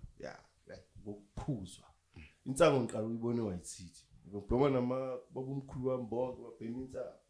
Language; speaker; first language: Zulu; native; Zulu